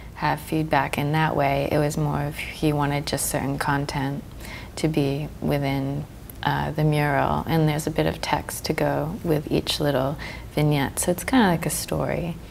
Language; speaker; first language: English; native; English